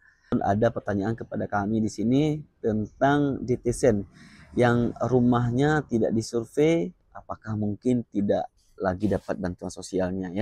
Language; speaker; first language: Indonesian; native; Indonesian